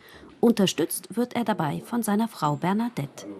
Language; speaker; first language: German; native; German